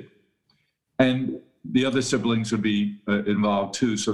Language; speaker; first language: English; native; English